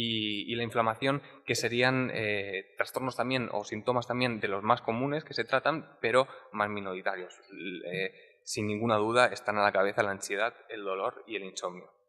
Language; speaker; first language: Spanish; native; Spanish